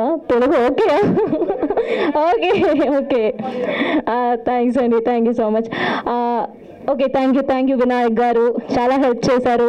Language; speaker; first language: Telugu; non-native, learner; Malayalam